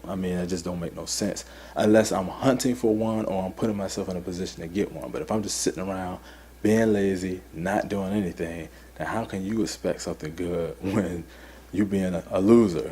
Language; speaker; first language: English; native; English